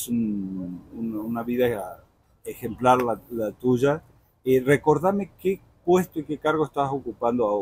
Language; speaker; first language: Spanish; native; Spanish